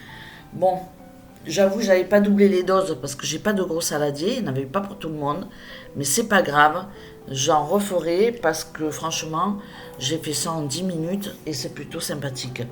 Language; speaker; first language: French; native; French